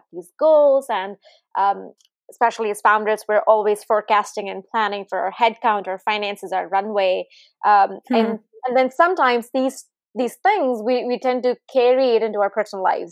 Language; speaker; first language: English; non-native, local second language; Hindi